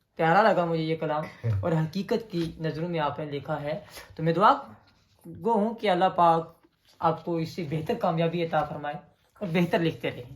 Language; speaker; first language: Hindi; non-native, local second language; Gujari